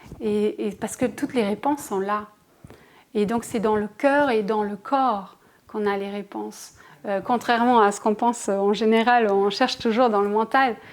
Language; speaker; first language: French; non-native, fluent; German